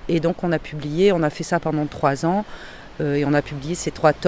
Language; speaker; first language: French; native; French